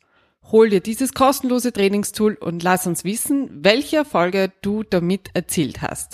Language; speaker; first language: German; native; German